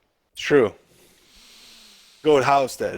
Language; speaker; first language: English; native; English